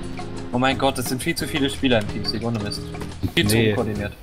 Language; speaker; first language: German; native; German